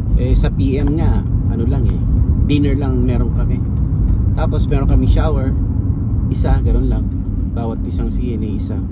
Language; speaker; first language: Filipino; native; Filipino